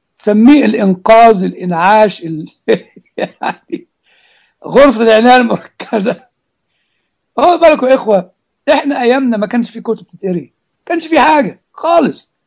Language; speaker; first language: Arabic; native; Arabic